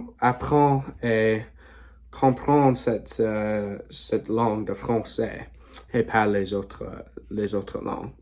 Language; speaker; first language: French; non-native, learner; English